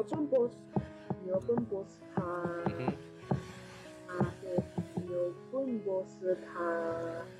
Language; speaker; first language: Korean; non-native, learner; Chinese